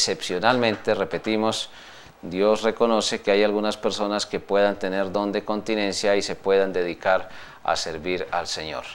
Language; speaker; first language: Spanish; native; Spanish